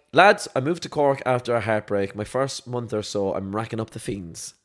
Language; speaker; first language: English; native; English